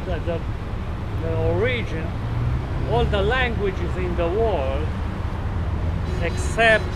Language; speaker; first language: English; non-native, fluent; Romanian